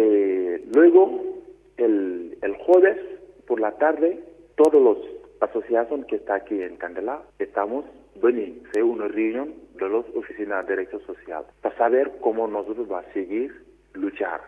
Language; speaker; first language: Spanish; non-native, learner; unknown